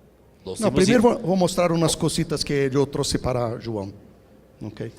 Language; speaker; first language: Spanish; non-native, fluent; Portuguese